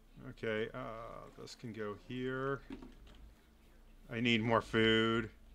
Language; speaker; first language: English; native; English